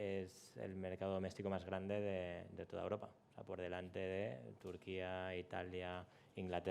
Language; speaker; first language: Spanish; native; Spanish